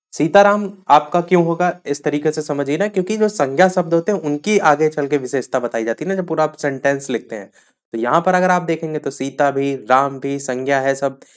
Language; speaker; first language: Hindi; native; Hindi